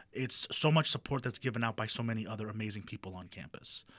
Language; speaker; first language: English; early bilingual, other home language; Spanish